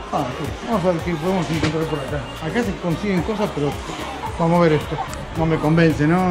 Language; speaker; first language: Spanish; native; Spanish